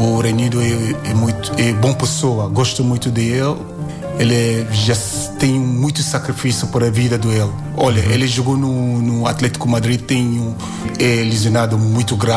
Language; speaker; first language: Portuguese; non-native, learner; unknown